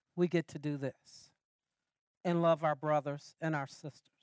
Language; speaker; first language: English; native; English